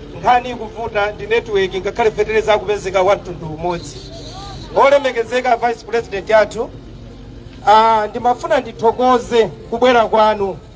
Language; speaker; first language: Nyanja; native; Nyanja